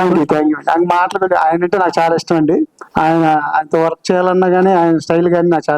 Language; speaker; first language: Telugu; native; Telugu